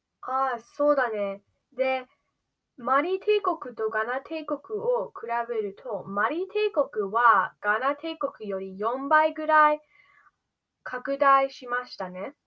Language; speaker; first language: Japanese; non-native, learner; English